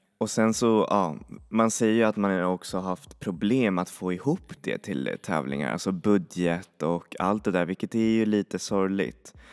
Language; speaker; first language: Swedish; native; Swedish